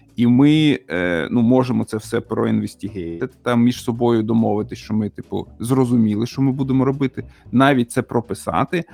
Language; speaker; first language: Ukrainian; native; Ukrainian